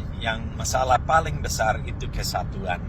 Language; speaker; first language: Indonesian; non-native, fluent; English